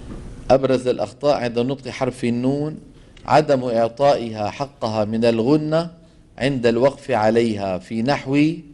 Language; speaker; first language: Arabic; native; Arabic